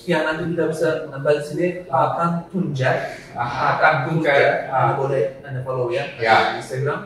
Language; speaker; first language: Indonesian; non-native, learner; Turkish